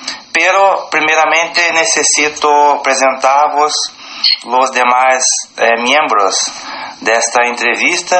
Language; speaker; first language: Spanish; non-native, learner; Portuguese